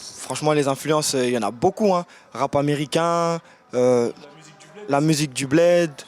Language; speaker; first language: French; native; French